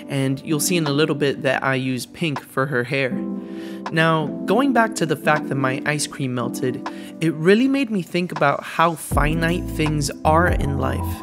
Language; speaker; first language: English; native; English